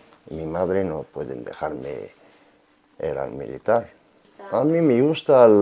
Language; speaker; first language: Spanish; non-native, learner; Arabic